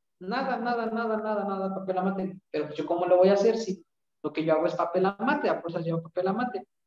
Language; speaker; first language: Spanish; native; Spanish